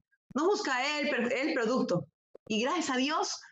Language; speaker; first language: Spanish; native; Spanish